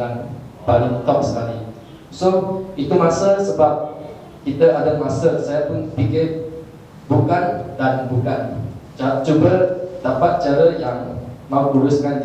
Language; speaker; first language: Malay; non-native, local second language; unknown